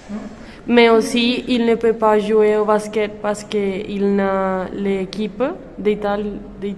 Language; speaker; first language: French; non-native, learner; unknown